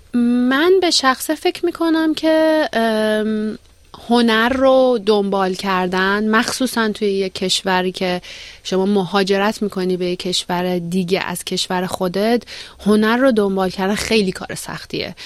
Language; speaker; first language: Persian; native; Persian